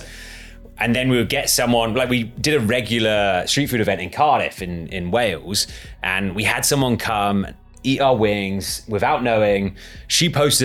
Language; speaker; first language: English; native; English